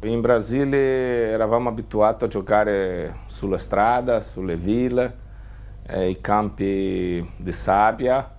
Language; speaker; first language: Italian; non-native, fluent; Portuguese